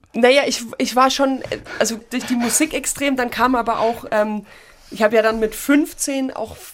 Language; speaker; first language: German; native; German